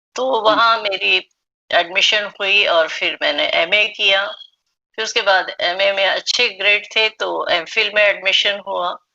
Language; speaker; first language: Hindi; non-native, local second language; Marathi